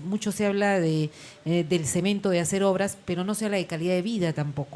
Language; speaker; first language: Spanish; native; Spanish